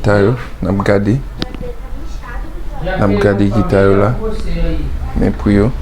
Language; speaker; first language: French; non-native, learner; Haitian Creole